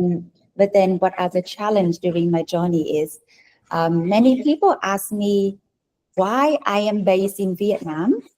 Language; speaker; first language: English; non-native, fluent; Vietnamese